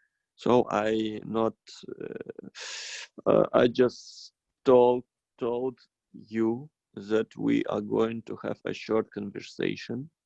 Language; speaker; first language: English; non-native, fluent; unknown